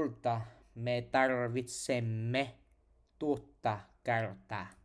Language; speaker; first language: Finnish; non-native, learner; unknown